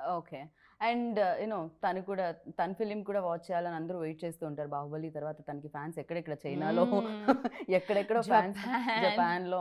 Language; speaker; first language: Telugu; native; Telugu